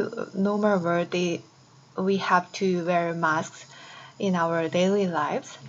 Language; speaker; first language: English; non-native, fluent; Korean